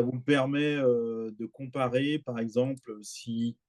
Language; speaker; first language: French; native; French